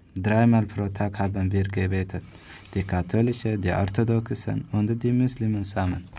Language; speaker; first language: German; non-native, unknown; Tigrinya